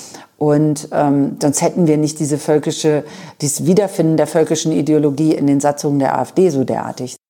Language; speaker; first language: German; native; German